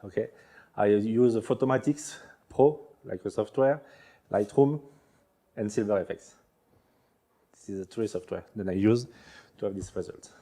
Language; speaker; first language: English; non-native, learner; French